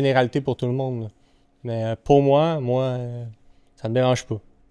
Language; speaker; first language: French; native; French